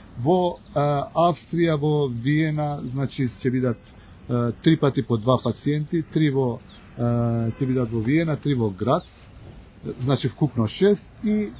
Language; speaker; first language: Macedonian; non-native, local second language; Albanian